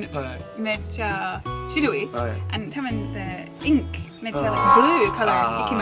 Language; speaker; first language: Japanese; non-native, learner; English